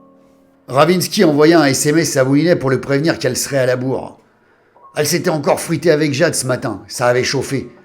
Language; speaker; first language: French; native; French